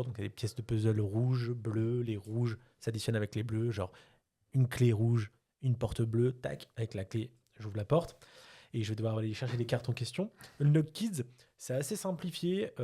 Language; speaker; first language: French; native; French